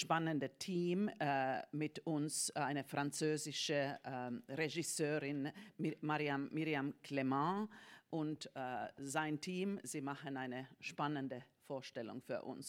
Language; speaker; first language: German; non-native, fluent; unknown